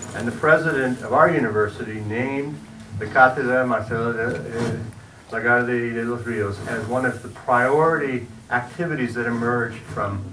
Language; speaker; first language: English; native; English